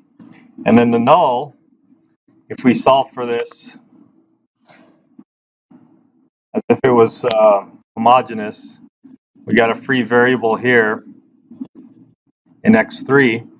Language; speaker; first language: English; native; English